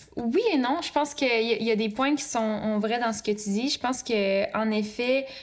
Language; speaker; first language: French; native; French